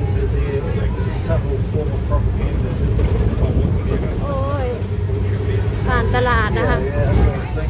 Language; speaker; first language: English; non-native, learner; Thai